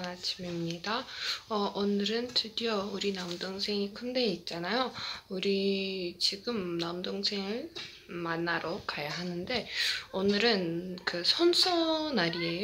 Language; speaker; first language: Korean; non-native, learner; Azerbaijani